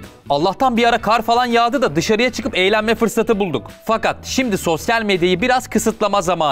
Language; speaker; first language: Turkish; native; Turkish